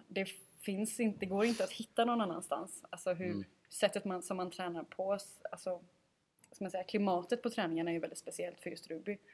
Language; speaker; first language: Swedish; native; Swedish